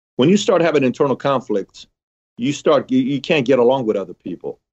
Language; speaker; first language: English; early bilingual, other home language; Persian